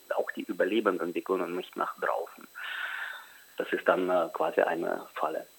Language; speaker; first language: German; non-native, fluent; Ukrainian